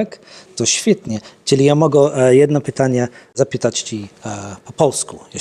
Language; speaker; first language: Polish; non-native, learner; English